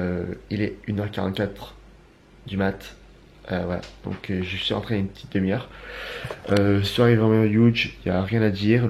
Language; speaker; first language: French; native; French